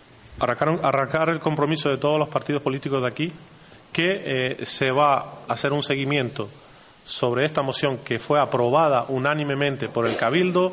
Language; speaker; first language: Spanish; native; Spanish